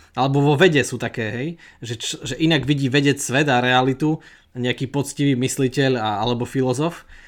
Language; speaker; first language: Slovak; native; Slovak